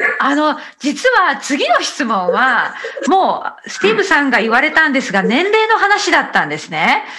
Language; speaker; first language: Japanese; native; Japanese